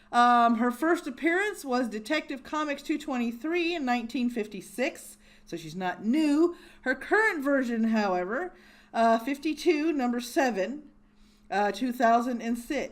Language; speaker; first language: English; native; English